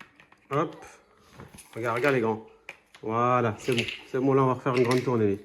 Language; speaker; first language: French; native; French